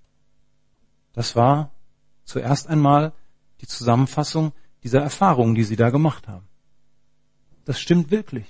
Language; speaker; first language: German; native; German